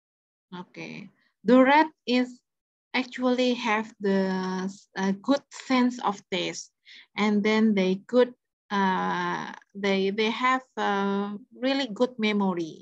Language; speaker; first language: English; non-native, fluent; Indonesian